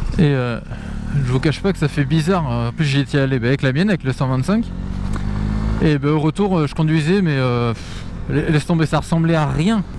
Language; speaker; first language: French; native; French